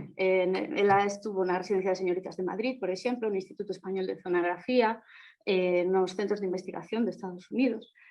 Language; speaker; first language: Spanish; non-native, local second language; Galician